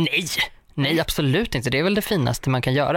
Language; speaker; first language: Swedish; native; Swedish